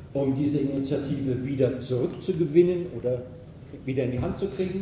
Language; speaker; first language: German; native; German